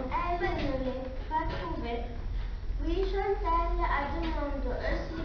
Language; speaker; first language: French; non-native, learner; Arabic